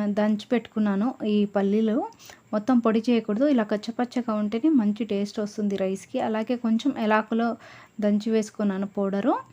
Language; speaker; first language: Telugu; non-native, local second language; Lambadi